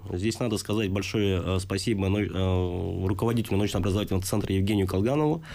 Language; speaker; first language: Russian; native; Russian